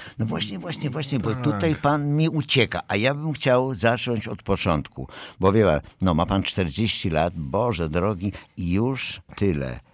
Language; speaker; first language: Polish; native; Polish